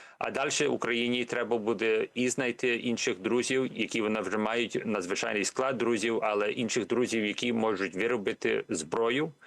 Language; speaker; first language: Ukrainian; early bilingual, heritage; Ukrainian